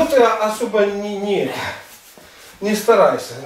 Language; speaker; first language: Russian; native; Russian